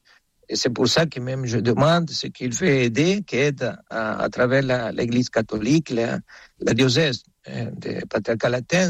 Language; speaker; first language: French; non-native, fluent; Spanish